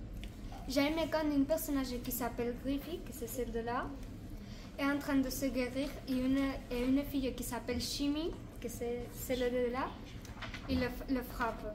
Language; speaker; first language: French; non-native, learner; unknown